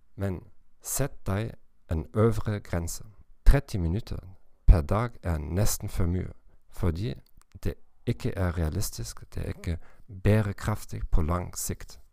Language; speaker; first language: Norwegian; non-native, learner; German